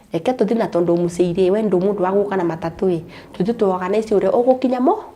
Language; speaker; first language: Kikuyu; native; Kikuyu